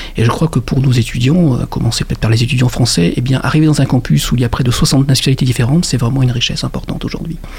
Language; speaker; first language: French; native; French